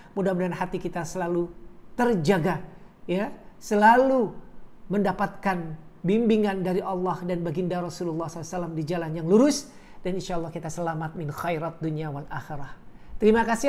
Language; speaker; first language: Indonesian; native; Indonesian